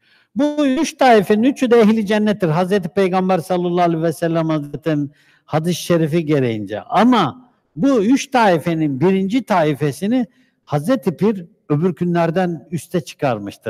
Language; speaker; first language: Turkish; native; Turkish